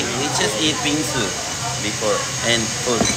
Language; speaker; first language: English; non-native, learner; Thai